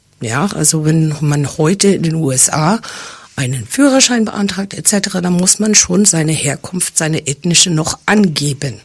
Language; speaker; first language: German; non-native, fluent; English